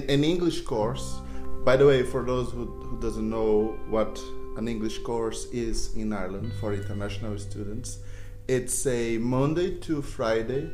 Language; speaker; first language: English; non-native, fluent; Portuguese